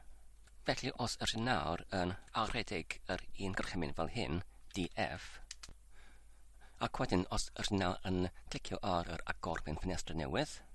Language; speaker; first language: Welsh; non-native, learner; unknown